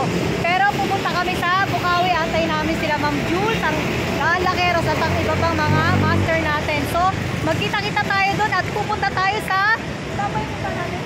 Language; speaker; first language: Filipino; native; Filipino